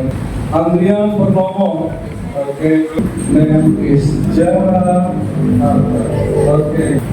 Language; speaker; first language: English; non-native, fluent; Indonesian